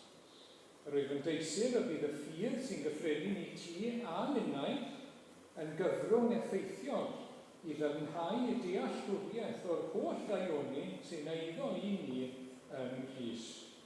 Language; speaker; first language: Welsh; native; Welsh